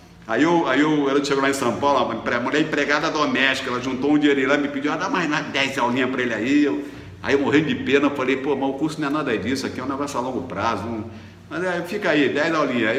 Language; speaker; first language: Portuguese; native; Portuguese